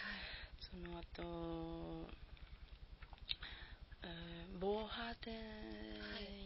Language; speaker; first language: Japanese; non-native, learner; Spanish